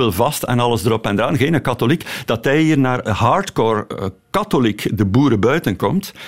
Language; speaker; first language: Dutch; native; Dutch